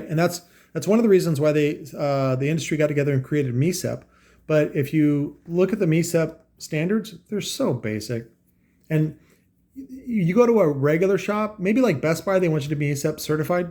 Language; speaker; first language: English; native; English